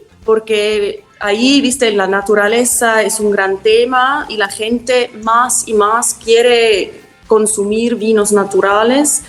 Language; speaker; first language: Spanish; non-native, fluent; German